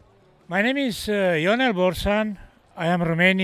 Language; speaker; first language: English; non-native, learner; Romanian